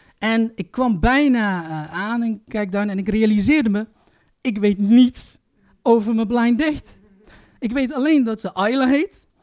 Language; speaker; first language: Dutch; early bilingual, other home language; Turkish